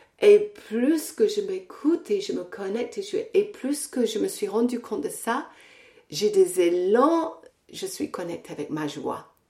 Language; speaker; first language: French; non-native, fluent; English